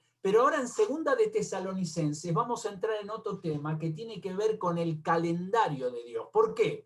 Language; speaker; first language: Spanish; native; Spanish